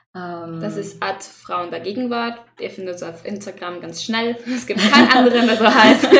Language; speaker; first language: German; non-native, fluent; Spanish